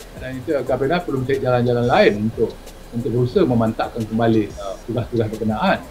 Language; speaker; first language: Malay; native; Malay